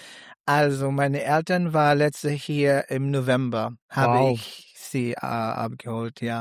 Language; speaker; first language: German; non-native, learner; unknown